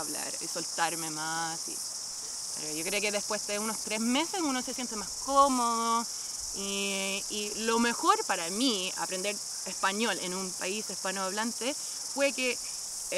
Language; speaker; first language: Spanish; non-native, fluent; English